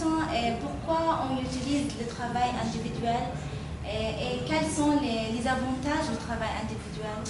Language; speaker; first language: French; non-native, fluent; Arabic